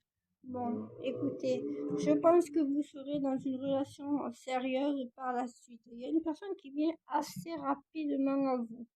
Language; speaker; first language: French; native; French